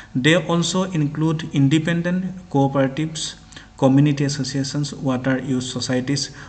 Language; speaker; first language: English; non-native, local second language; Assamese